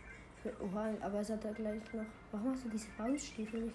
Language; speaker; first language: German; native; German